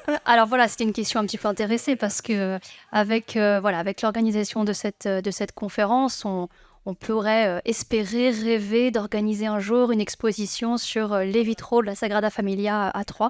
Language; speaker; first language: French; native; French